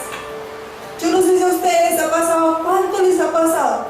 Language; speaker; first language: Spanish; native; Spanish